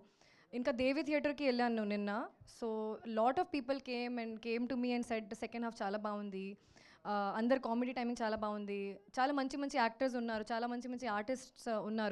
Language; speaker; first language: Telugu; non-native, local second language; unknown